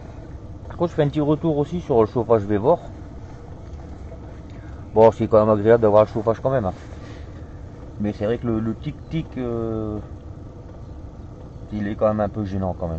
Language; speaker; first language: French; native; French